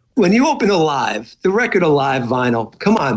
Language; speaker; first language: English; native; English